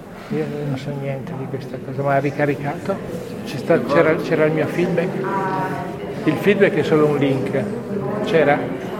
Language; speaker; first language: Italian; native; Italian